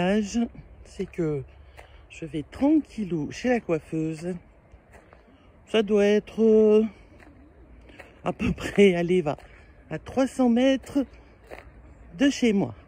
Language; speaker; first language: French; native; French